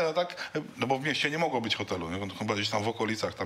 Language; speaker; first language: Polish; native; Polish